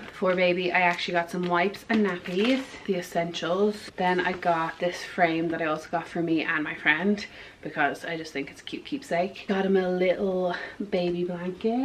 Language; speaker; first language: English; native; English